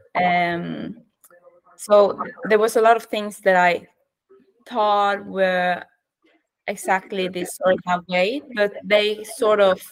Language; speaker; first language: English; non-native, fluent; Norwegian